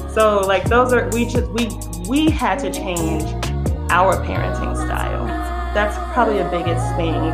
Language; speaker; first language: English; non-native, fluent; Hebrew